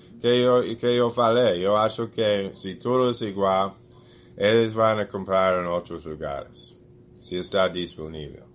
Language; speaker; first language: Portuguese; non-native, fluent; English